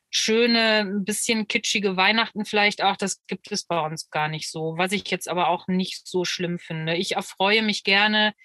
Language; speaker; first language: German; native; German